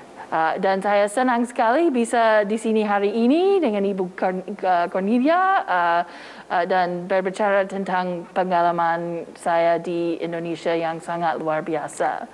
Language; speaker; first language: Indonesian; non-native, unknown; English